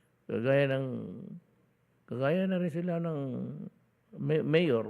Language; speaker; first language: Filipino; non-native, local second language; Cebuano